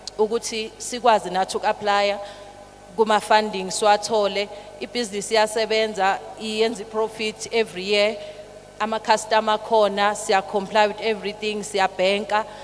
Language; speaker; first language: Zulu; native; Zulu